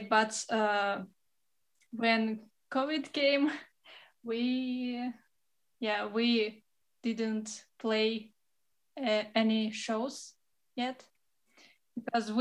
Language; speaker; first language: English; non-native, fluent; Russian